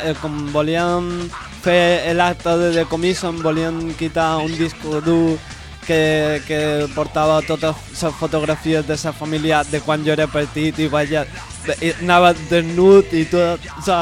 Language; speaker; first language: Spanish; non-native, local second language; Catalan